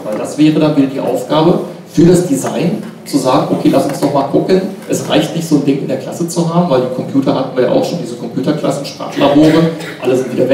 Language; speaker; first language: German; native; German